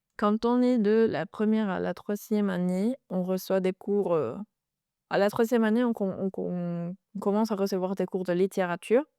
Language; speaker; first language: French; non-native, fluent; Spanish